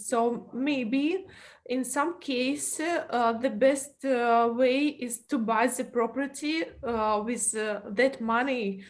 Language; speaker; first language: English; non-native, fluent; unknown